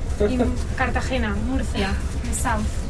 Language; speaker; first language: English; non-native, learner; Spanish